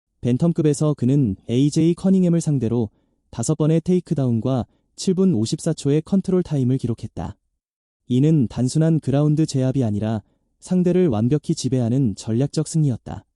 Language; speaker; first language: Korean; native; Korean